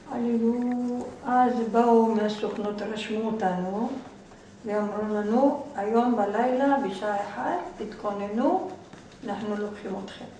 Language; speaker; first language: Hebrew; non-native, fluent; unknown